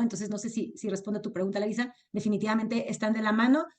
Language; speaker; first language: Spanish; native; Spanish